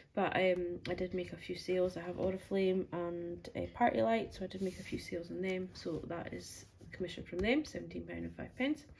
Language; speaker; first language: English; native; English